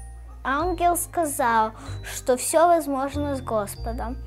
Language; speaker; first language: Russian; early bilingual, heritage; Russian